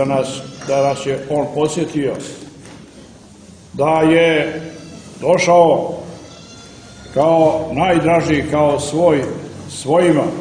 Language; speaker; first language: Croatian; native; Croatian